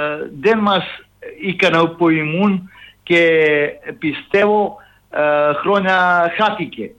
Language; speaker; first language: Greek; non-native, fluent; Serbian